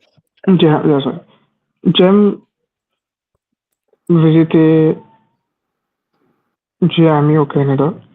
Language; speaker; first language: French; non-native, learner; Hindi